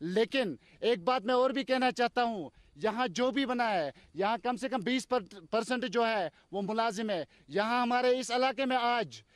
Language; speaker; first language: Hindi; non-native, local second language; Kashmiri